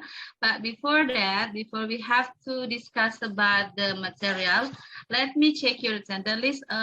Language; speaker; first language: English; non-native, local second language; Indonesian